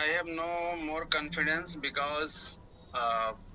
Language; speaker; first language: English; non-native, learner; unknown